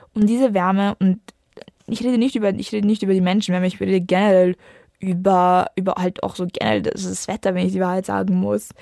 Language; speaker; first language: German; early bilingual, other home language; Italian